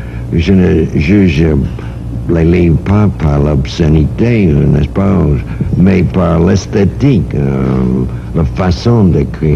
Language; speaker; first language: French; non-native, fluent; English